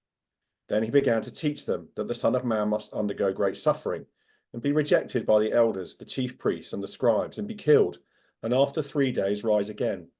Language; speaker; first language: English; native; English